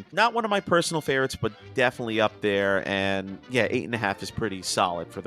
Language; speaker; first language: English; native; English